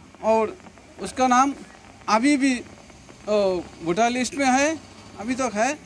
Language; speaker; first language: Hindi; non-native, local second language; Assamese